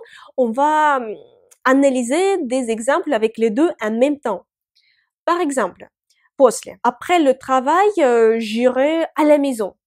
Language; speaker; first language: French; non-native, fluent; Russian